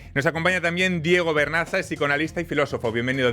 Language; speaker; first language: Spanish; native; Spanish